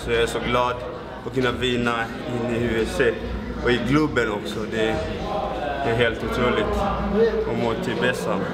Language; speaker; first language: Swedish; non-native, fluent; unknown